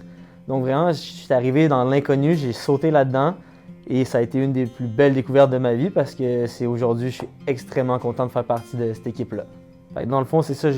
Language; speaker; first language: French; native; French